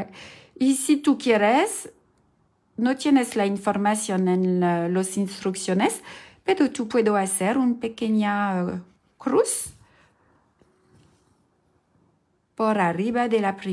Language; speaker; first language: Spanish; non-native, learner; French